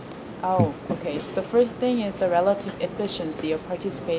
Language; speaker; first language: English; non-native, fluent; Korean